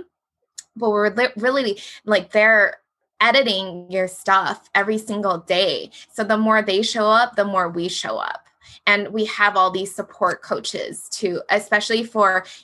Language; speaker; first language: English; native; English